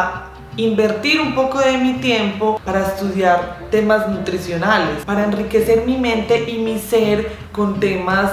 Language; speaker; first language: Spanish; native; Spanish